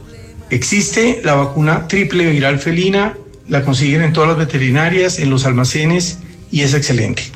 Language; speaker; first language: Spanish; native; Spanish